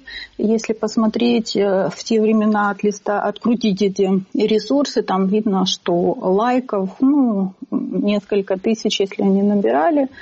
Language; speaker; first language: Russian; native; Russian